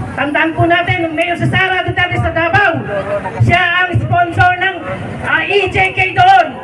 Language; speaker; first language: Filipino; native; Filipino